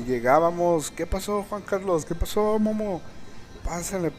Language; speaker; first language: Spanish; early bilingual, heritage; Spanish